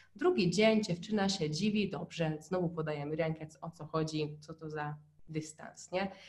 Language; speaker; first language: Polish; non-native, fluent; Hungarian